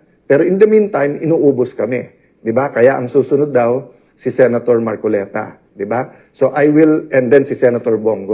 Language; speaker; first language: Filipino; native; Filipino